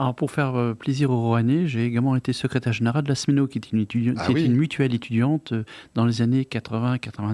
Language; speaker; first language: French; native; French